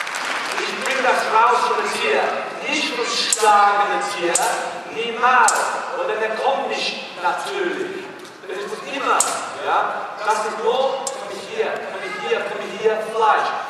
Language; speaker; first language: German; non-native, learner; English